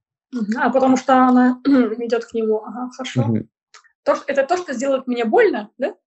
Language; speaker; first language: Russian; native; Russian